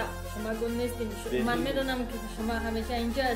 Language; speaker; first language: Persian; non-native, learner; Romanian